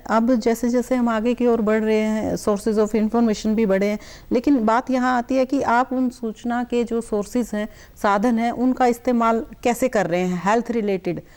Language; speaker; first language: Hindi; native; Hindi